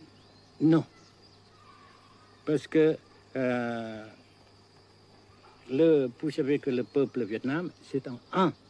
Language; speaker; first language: French; non-native, fluent; Vietnamese